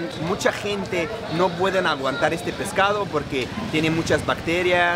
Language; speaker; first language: Spanish; non-native, fluent; Arabic